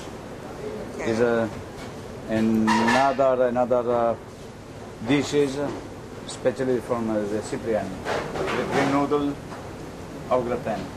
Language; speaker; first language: English; non-native, learner; Italian